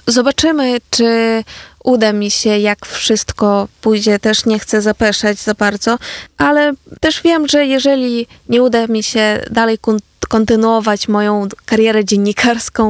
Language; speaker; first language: Polish; non-native, fluent; Ukrainian